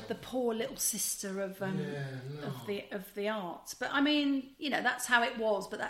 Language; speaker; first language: English; native; English